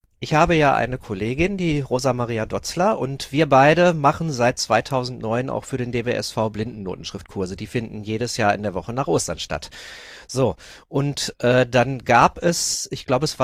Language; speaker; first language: German; native; German